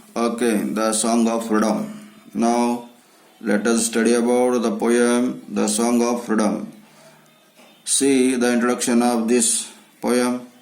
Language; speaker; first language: English; non-native, local second language; Kannada